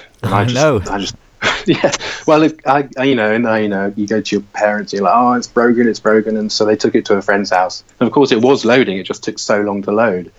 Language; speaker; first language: English; native; English